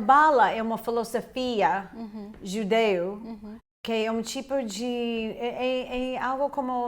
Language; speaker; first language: Portuguese; non-native, fluent; English